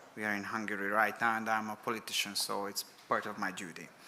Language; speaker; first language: English; non-native, fluent; Hungarian